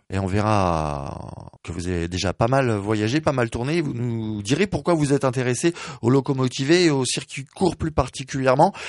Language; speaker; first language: French; native; French